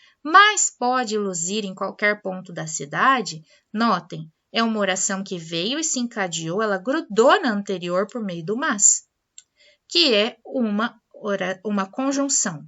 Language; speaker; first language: Portuguese; native; Portuguese